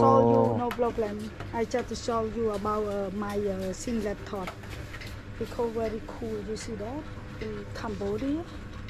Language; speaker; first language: English; non-native, learner; Khmer